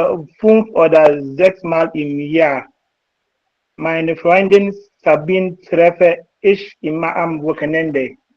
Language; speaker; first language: German; non-native, learner; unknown